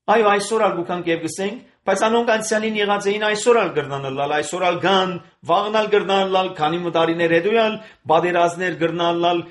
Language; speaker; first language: Armenian; native; Armenian